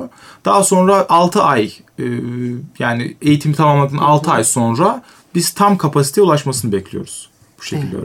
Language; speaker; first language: Turkish; native; Turkish